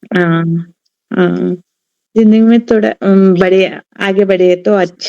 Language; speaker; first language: Hindi; non-native, learner; Telugu